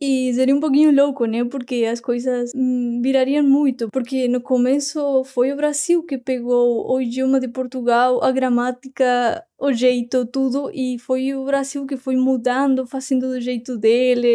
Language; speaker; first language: Portuguese; non-native, fluent; Spanish